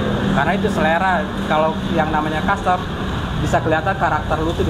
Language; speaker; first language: Indonesian; native; Indonesian